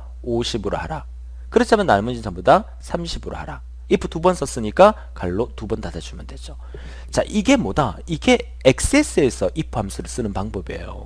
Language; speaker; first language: Korean; native; Korean